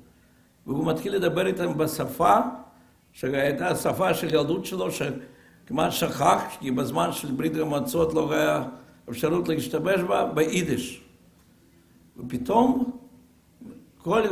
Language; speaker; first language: Hebrew; non-native, fluent; Russian